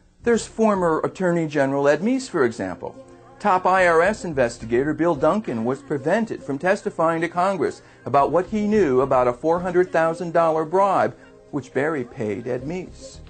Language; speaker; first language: English; native; English